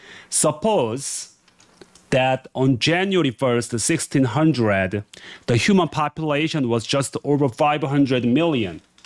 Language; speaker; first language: English; non-native, fluent; Korean